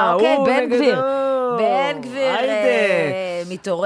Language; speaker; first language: Hebrew; native; Hebrew